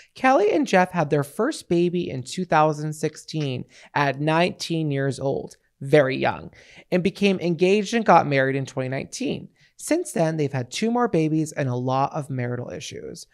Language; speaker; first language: English; native; English